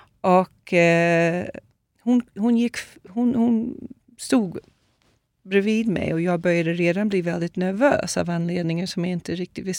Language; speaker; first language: Swedish; non-native, fluent; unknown